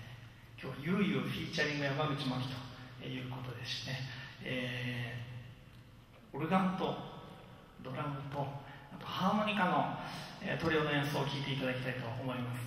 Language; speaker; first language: Japanese; native; Japanese